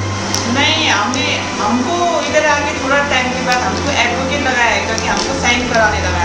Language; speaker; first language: Hindi; non-native, fluent; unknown